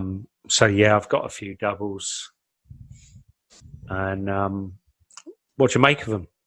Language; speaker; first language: English; native; English